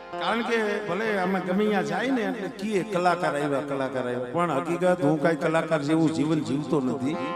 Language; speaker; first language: Gujarati; native; Gujarati